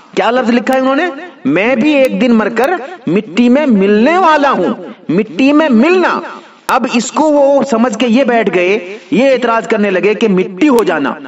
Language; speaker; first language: Urdu; native; Urdu